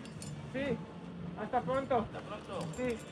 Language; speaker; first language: Spanish; non-native, learner; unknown